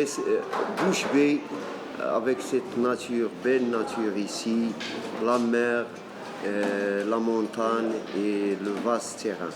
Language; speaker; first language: French; non-native, local second language; Arabic